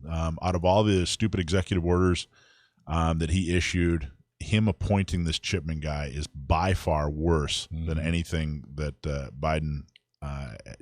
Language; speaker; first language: English; native; English